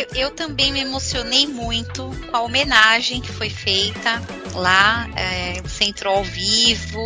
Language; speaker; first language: Portuguese; native; Portuguese